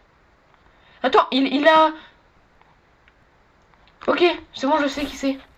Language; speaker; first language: French; native; French